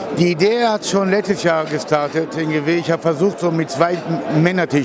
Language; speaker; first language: German; non-native, fluent; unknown